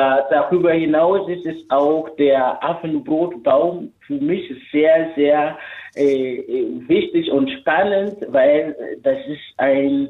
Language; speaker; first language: German; non-native, fluent; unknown